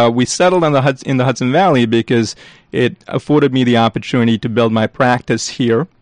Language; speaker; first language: English; early bilingual, other home language; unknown